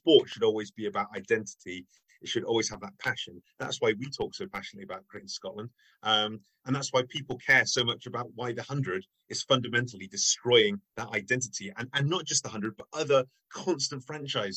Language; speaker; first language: English; native; English